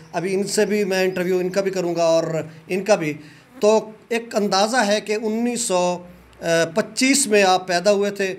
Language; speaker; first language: Urdu; non-native, local second language; Punjabi